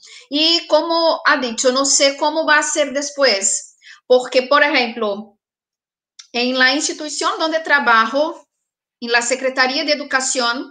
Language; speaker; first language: Spanish; non-native, fluent; Portuguese